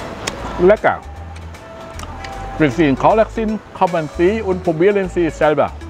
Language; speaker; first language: German; non-native, fluent; Thai